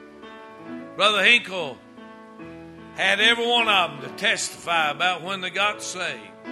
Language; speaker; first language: English; native; English